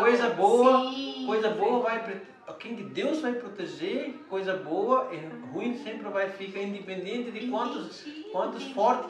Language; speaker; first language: Portuguese; non-native, learner; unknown